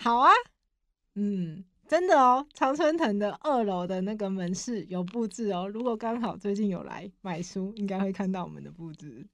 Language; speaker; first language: Chinese; native; Chinese